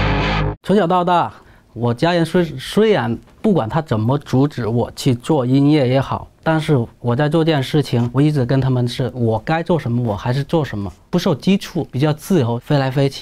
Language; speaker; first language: Chinese; non-native, local second language; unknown